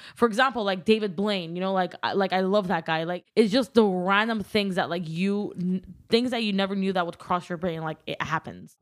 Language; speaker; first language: English; early bilingual, other home language; Armenian